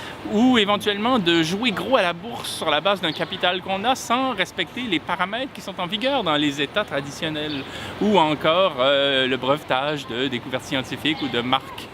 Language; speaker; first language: French; native; French